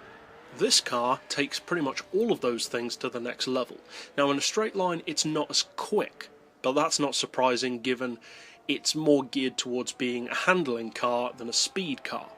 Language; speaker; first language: English; native; English